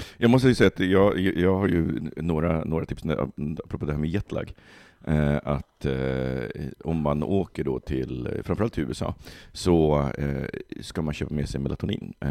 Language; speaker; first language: Swedish; native; Swedish